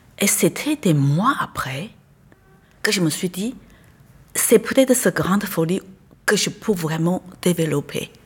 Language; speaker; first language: French; non-native, fluent; Chinese